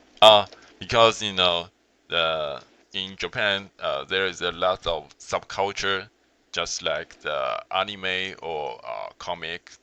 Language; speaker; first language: English; non-native, learner; Chinese